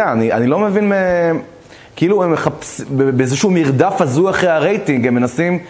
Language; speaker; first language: Hebrew; native; Hebrew